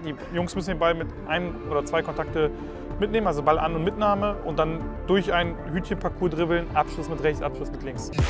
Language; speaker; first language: German; native; German